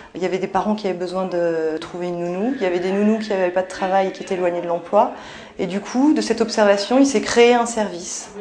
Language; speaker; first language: French; native; French